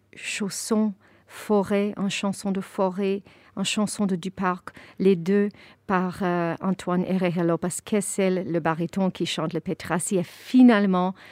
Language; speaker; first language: French; non-native, fluent; English